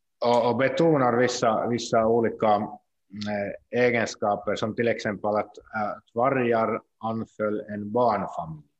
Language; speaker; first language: Swedish; non-native, local second language; Finnish